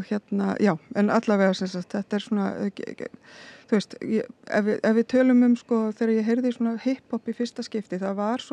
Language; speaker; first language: Icelandic; native; Icelandic